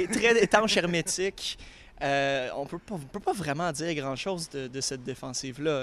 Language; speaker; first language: French; native; French